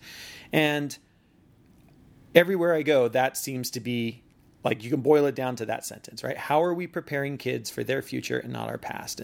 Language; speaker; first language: English; native; English